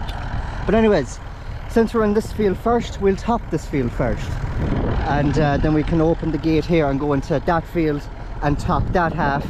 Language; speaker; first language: English; native; English